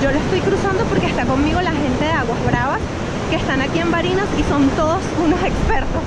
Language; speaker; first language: Spanish; native; Spanish